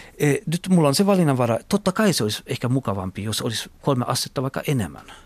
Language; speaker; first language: Finnish; non-native, local second language; Swedish